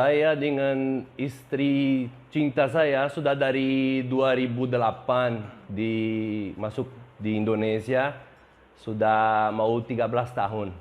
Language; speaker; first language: Indonesian; non-native, fluent; Portuguese